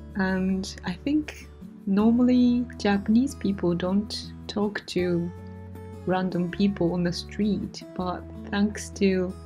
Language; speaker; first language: English; non-native, fluent; Japanese